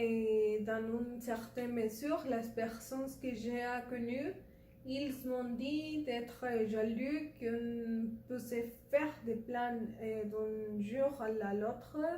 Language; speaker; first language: French; non-native, learner; Spanish